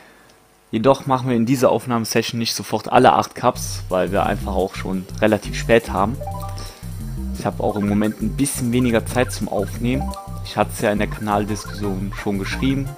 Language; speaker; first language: German; native; German